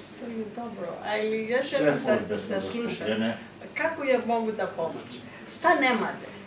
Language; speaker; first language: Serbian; non-native, learner; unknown